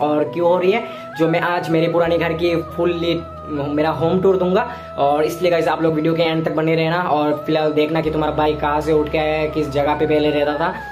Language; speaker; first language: Hindi; non-native, local second language; Bangla